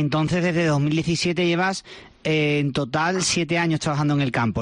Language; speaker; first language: Spanish; native; Spanish